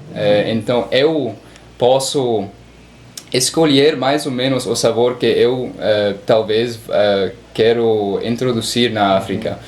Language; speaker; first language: Portuguese; non-native, learner; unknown